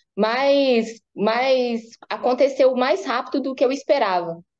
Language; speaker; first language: Portuguese; native; Portuguese